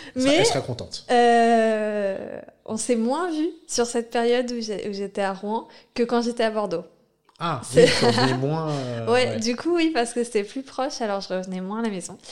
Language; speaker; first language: French; native; French